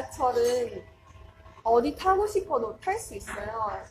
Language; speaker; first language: Korean; non-native, learner; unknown